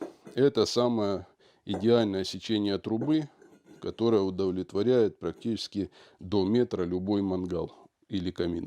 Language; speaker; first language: Russian; native; Russian